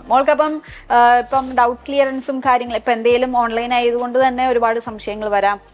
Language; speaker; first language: Malayalam; native; Malayalam